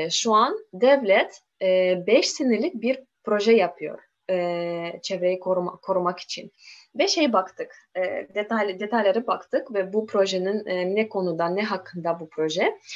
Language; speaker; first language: Turkish; non-native, learner; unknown